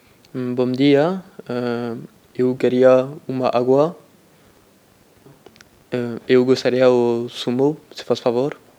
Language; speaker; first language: Portuguese; non-native, learner; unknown